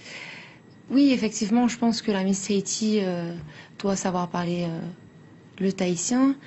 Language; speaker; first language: French; native; French